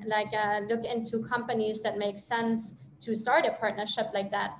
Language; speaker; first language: English; non-native, fluent; German